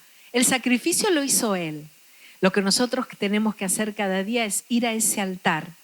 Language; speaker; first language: Spanish; native; Spanish